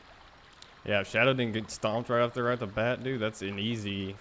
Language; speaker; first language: English; native; English